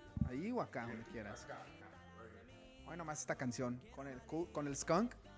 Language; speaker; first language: Spanish; early bilingual, heritage; Spanish